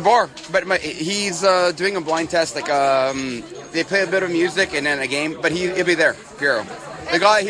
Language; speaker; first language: English; non-native, fluent; French